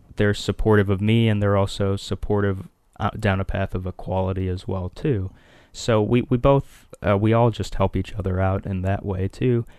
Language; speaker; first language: English; early bilingual, other home language; Hindi